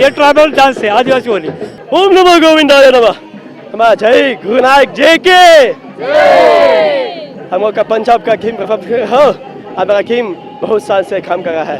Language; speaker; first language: Hindi; non-native, local second language; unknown